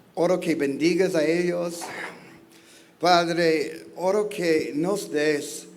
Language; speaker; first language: Spanish; non-native, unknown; English